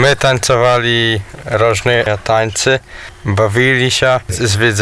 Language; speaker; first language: Polish; non-native, local second language; Belarusian